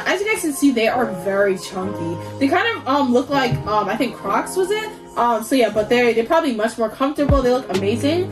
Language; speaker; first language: English; native; English